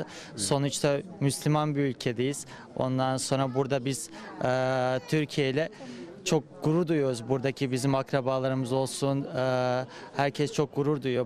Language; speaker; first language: Turkish; non-native, fluent; Bosnian